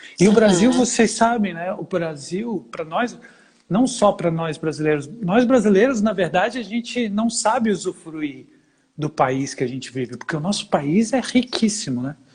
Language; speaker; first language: Portuguese; native; Portuguese